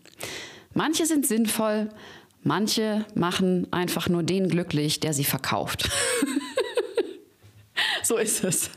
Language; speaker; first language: German; native; German